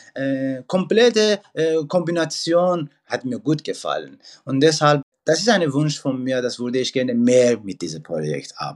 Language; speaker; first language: German; non-native, fluent; Persian